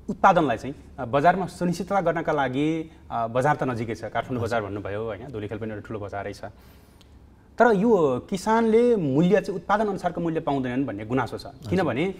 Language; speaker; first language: Nepali; native; Nepali